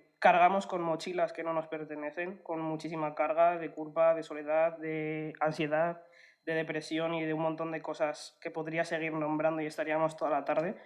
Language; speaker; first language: Spanish; early bilingual, other home language; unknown